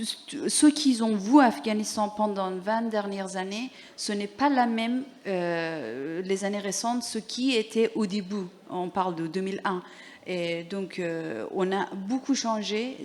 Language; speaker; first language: French; non-native, learner; Persian